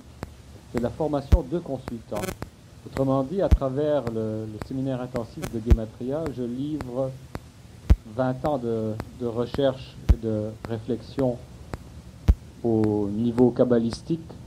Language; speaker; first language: French; native; French